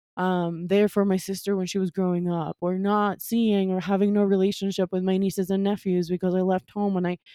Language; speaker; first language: English; non-native, fluent; Spanish